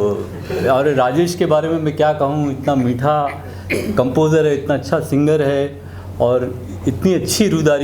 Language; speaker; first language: Hindi; native; Hindi